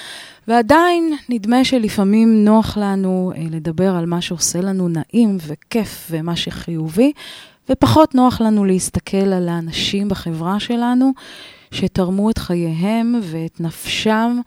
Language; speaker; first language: Hebrew; native; Hebrew